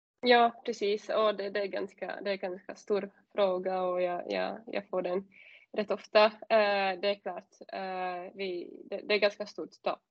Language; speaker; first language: Swedish; non-native, fluent; Czech